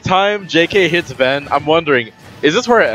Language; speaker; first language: English; native; English